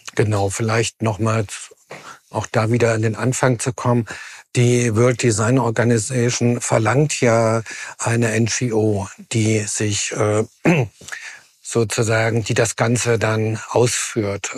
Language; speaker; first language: German; native; German